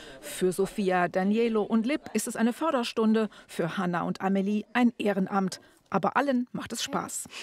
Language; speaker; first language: German; native; German